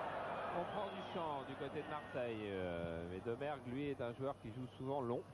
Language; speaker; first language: French; native; French